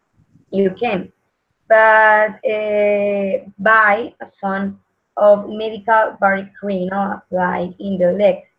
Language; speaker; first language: English; non-native, learner; Spanish